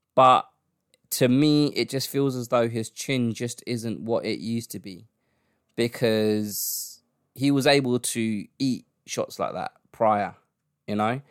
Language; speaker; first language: English; native; English